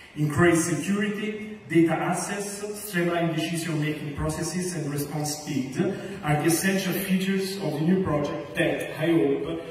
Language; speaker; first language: English; non-native, fluent; Italian